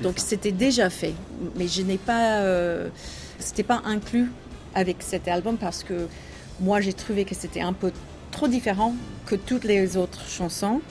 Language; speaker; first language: French; non-native, learner; English